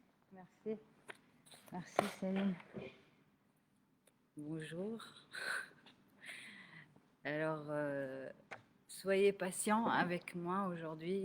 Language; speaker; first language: French; non-native, local second language; Arabic